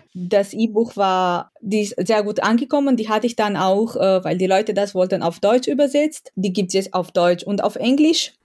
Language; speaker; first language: German; non-native, fluent; Romanian